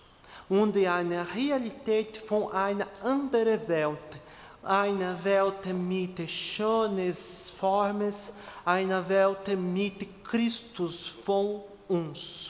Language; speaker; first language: German; non-native, learner; Portuguese